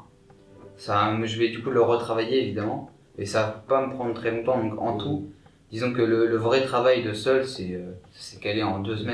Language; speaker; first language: French; native; French